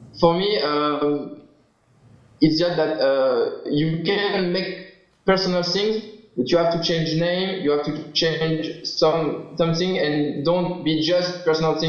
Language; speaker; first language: English; non-native, learner; French